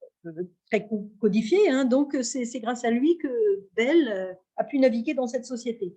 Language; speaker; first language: French; native; French